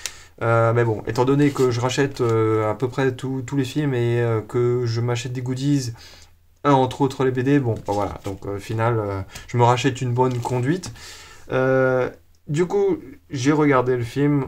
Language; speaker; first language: French; native; French